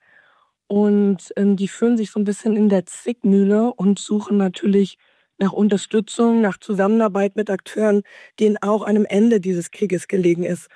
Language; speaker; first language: German; native; German